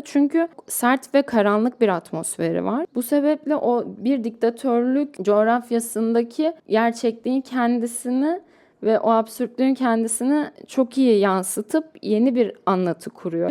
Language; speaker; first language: Turkish; native; Turkish